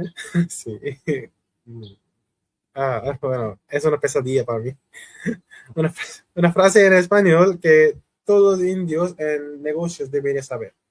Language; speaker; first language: Spanish; non-native, fluent; Hindi